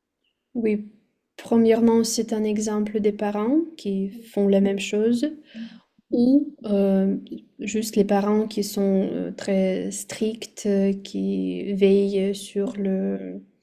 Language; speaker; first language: French; non-native, fluent; Russian